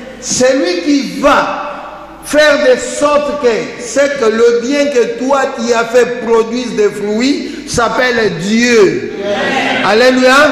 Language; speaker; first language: French; non-native, local second language; Lingala